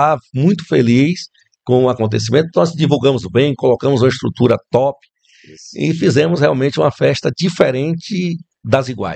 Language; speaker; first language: Portuguese; native; Portuguese